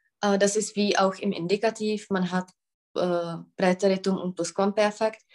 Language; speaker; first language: German; non-native, fluent; Czech